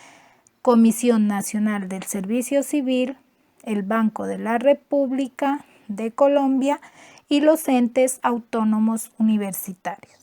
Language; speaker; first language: Spanish; native; Spanish